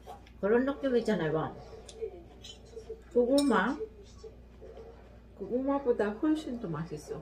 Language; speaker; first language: Korean; non-native, learner; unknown